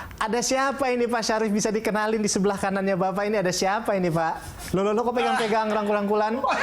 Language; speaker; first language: Indonesian; native; Indonesian